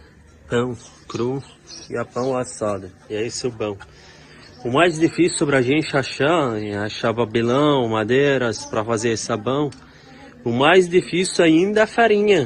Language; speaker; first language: Portuguese; non-native, fluent; Arabic